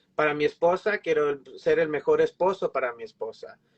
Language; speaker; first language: Spanish; early bilingual, heritage; Spanish